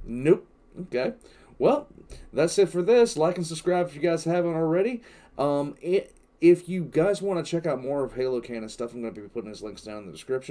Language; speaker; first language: English; native; English